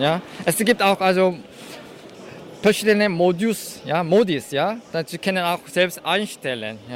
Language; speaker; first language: German; non-native, fluent; Korean